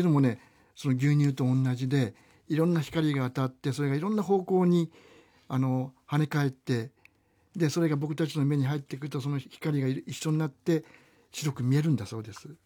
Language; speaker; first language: Japanese; native; Japanese